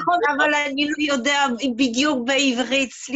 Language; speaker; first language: Hebrew; non-native, learner; Polish